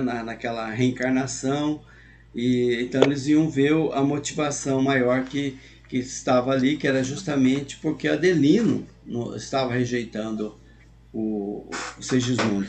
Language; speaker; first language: Portuguese; native; Portuguese